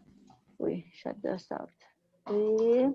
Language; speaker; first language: French; non-native, learner; Portuguese